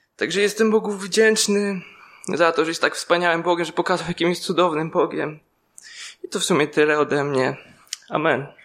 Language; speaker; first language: Polish; native; Polish